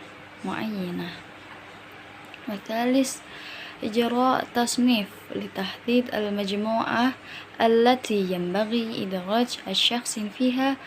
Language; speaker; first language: Arabic; non-native, learner; Indonesian